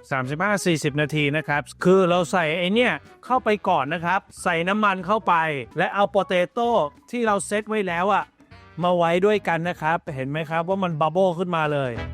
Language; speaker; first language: Thai; early bilingual, heritage; Thai